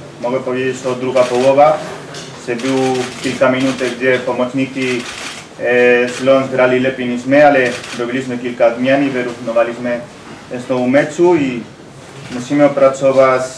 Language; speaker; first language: Polish; non-native, learner; Spanish